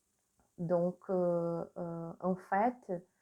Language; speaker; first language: French; non-native, learner; Portuguese